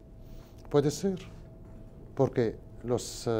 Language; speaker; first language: Spanish; non-native, learner; Arabic